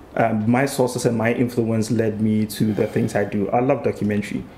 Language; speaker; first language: English; non-native, local second language; Akan